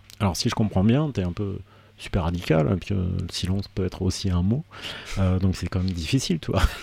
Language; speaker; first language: French; native; French